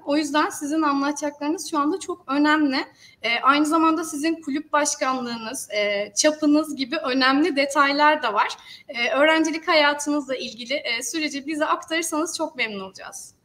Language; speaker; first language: Turkish; native; Turkish